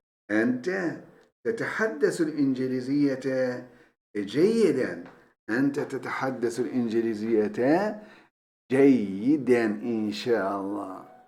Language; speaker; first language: Arabic; non-native, fluent; Turkish